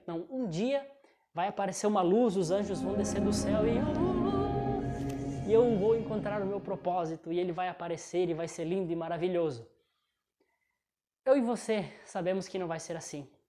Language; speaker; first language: Portuguese; native; Portuguese